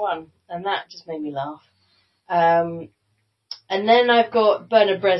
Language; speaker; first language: English; native; English